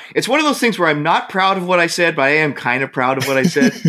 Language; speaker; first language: English; native; English